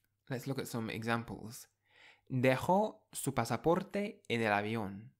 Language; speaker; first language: Spanish; non-native, fluent; English